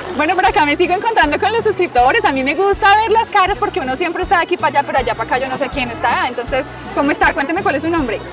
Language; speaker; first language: Spanish; native; Spanish